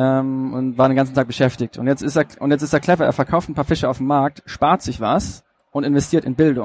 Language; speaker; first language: German; native; German